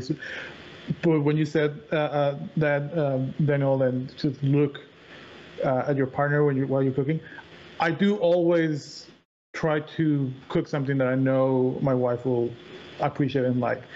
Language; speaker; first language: English; native; English